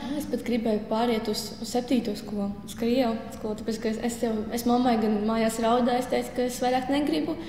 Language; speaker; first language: Latvian; non-native, local second language; Russian